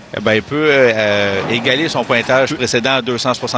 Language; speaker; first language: French; native; French